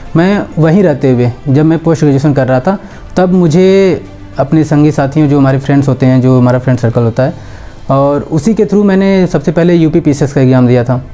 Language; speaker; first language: Hindi; native; Hindi